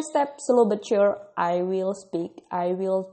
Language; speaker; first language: English; non-native, fluent; Indonesian